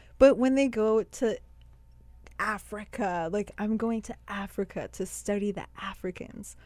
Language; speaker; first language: English; early bilingual, other home language; Persian